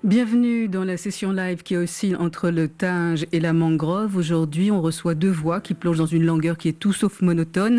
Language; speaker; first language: French; native; French